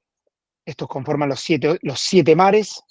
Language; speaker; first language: Spanish; native; Spanish